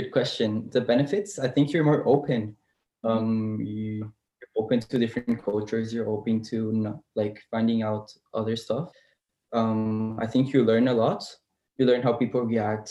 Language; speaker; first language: English; non-native, fluent; Portuguese